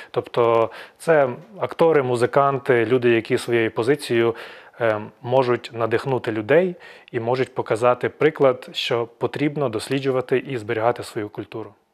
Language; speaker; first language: Ukrainian; native; Ukrainian